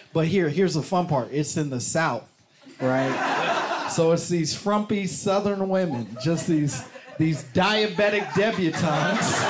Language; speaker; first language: English; native; English